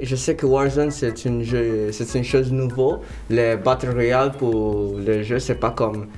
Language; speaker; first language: French; non-native, local second language; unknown